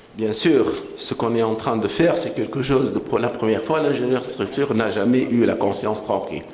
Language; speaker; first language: French; non-native, local second language; Arabic